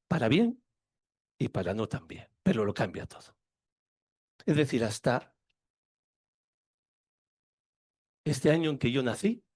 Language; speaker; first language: Spanish; native; Spanish